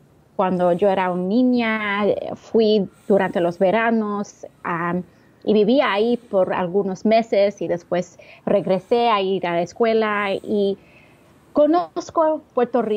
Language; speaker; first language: Spanish; early bilingual, heritage; Spanish